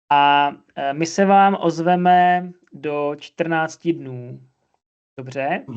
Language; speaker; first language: Czech; non-native, fluent; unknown